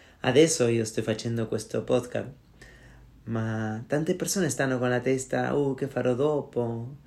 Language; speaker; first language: Italian; non-native, learner; Spanish